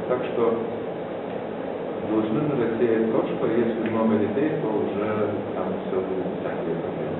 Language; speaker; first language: Russian; non-native, fluent; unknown